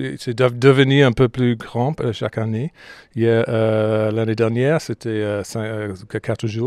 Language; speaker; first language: French; non-native, fluent; English